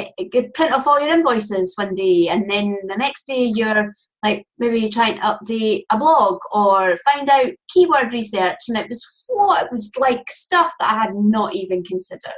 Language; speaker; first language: English; native; English